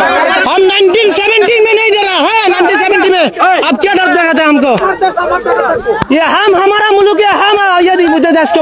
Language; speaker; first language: Hindi; non-native, learner; Bangla